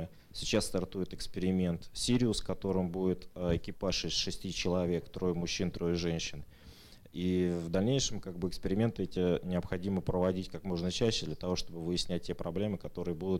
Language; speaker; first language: Russian; native; Russian